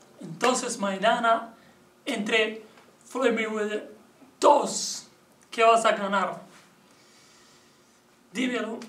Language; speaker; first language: Spanish; non-native, learner; Portuguese